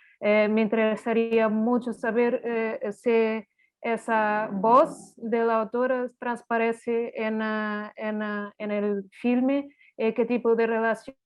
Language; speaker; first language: Spanish; non-native, learner; Portuguese